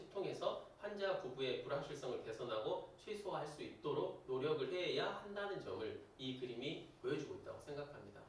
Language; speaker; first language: Korean; native; Korean